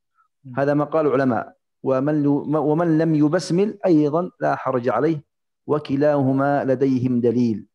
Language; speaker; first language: Arabic; native; Arabic